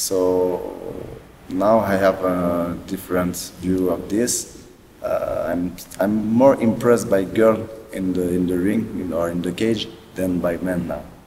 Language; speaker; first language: English; non-native, learner; French